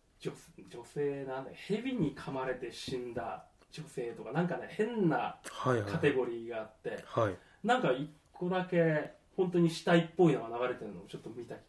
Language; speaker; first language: Japanese; native; Japanese